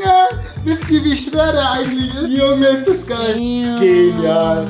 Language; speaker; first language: German; native; German